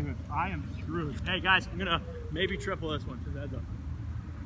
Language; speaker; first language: English; native; English